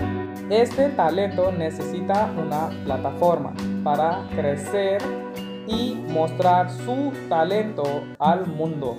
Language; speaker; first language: Spanish; non-native, learner; Hindi